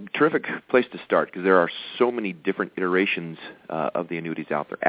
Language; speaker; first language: English; native; English